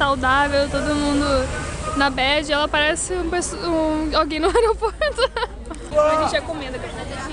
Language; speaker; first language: Portuguese; native; Portuguese